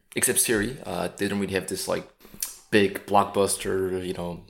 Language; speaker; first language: English; non-native, fluent; Korean